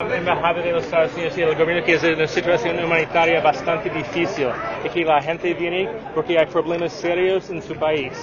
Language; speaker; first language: Spanish; non-native, fluent; English